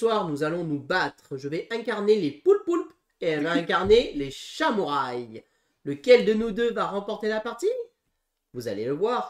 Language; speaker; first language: French; native; French